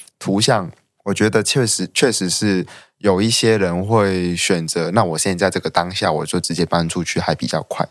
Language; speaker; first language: Chinese; non-native, local second language; Cantonese